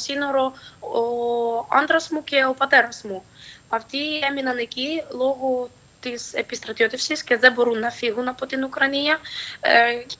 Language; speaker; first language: Greek; non-native, fluent; Ukrainian